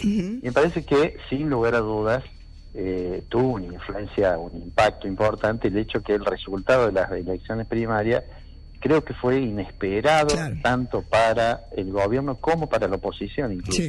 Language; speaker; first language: Spanish; native; Spanish